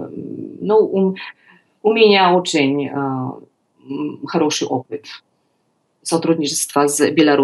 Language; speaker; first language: Russian; non-native, learner; Polish